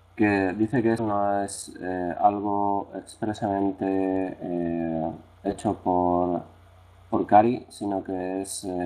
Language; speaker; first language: Spanish; native; Spanish